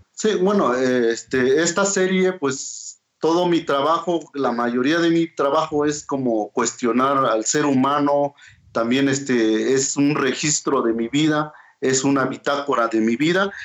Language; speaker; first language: Spanish; non-native, local second language; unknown